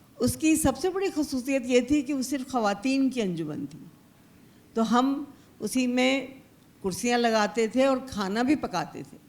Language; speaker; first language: Urdu; native; Urdu